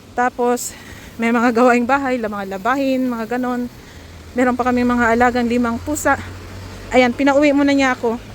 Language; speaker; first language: Filipino; native; Filipino